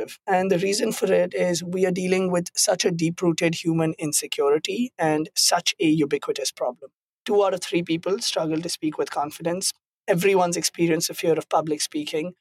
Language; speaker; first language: English; non-native, local second language; Hindi